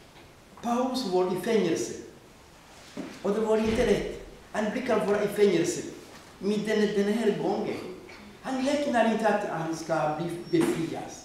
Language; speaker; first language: Swedish; non-native, fluent; Rundi